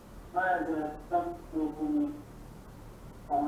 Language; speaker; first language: Arabic; non-native, learner; Indonesian